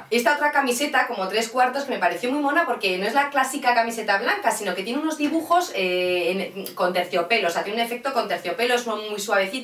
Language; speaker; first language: Spanish; native; Spanish